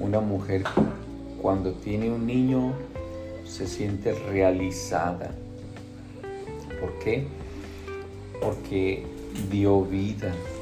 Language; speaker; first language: Spanish; early bilingual, heritage; Spanish